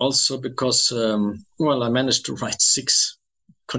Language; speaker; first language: English; non-native, fluent; Swedish